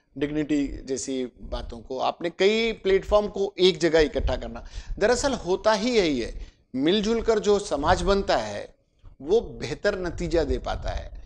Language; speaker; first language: Hindi; native; Hindi